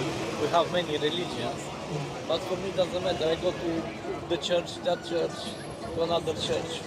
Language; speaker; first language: English; non-native, learner; Romanian